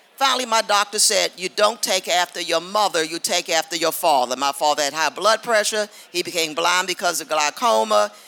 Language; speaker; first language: English; native; English